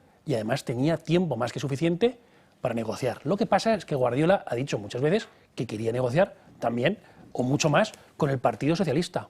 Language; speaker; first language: Spanish; native; Spanish